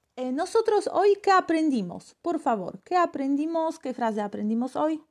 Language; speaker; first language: Spanish; non-native, fluent; Polish